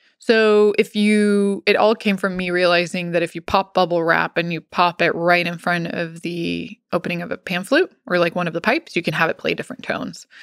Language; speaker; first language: English; non-native, fluent; Swedish